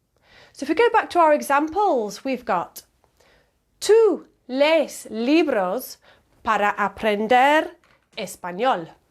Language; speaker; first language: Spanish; non-native, fluent; English